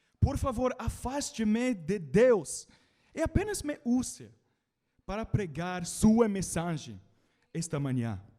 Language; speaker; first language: Portuguese; non-native, learner; English